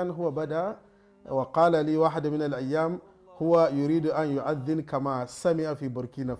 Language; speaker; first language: Arabic; non-native, fluent; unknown